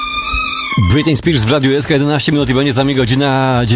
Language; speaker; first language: Polish; native; Polish